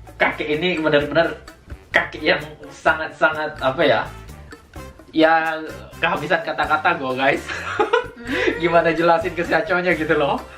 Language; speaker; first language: Indonesian; native; Indonesian